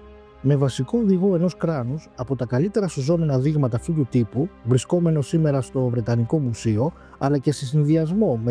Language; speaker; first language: Greek; native; Greek